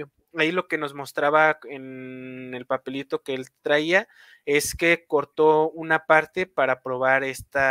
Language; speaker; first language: Spanish; native; Spanish